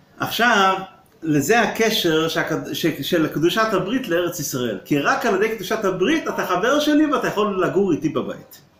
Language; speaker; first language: Hebrew; non-native, local second language; Yiddish